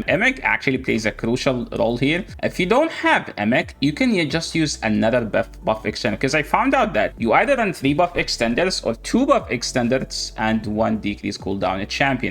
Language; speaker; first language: English; non-native, fluent; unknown